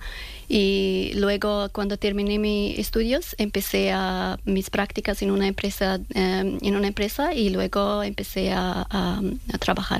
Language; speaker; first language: Spanish; non-native, learner; Persian